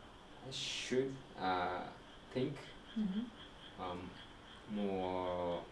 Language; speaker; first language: English; non-native, learner; Japanese